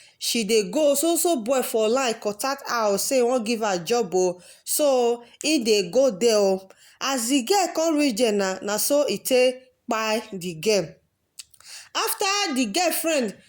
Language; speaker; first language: Nigerian Pidgin; native; Nigerian Pidgin